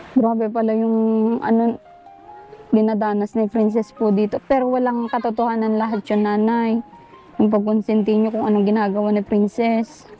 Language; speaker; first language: Filipino; native; Filipino